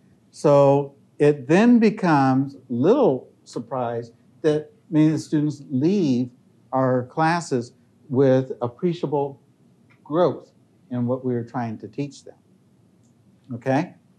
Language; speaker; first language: English; native; English